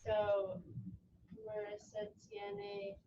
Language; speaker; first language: Spanish; non-native, learner; English